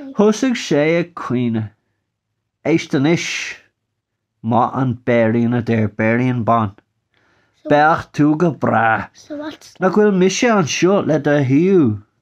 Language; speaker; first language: Irish; non-native, local second language; English